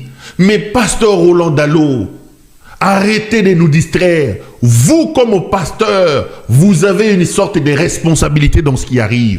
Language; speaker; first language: French; non-native, local second language; Lingala